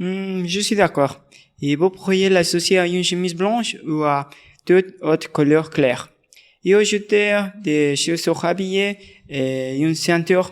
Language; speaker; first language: French; non-native, learner; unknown